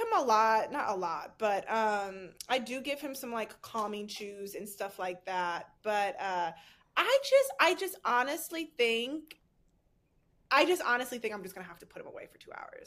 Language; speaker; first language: English; native; English